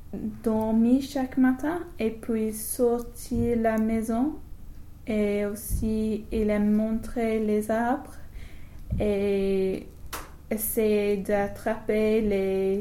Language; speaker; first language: French; non-native, learner; English